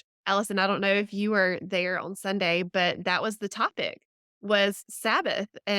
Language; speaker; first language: English; native; English